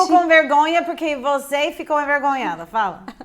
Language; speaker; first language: Portuguese; non-native, fluent; English